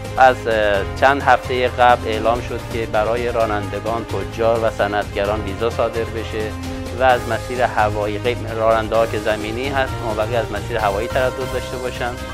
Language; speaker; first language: Persian; native; Persian